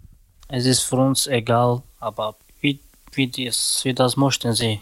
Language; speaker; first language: German; non-native, learner; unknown